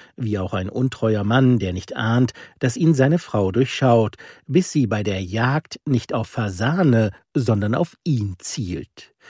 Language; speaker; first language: German; native; German